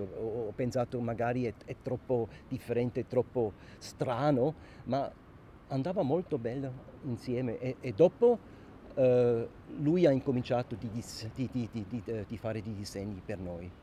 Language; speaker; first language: Italian; non-native, local second language; German